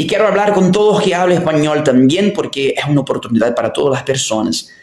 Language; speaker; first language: Spanish; non-native, fluent; Haitian Creole